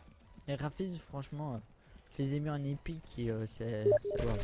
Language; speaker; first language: French; native; French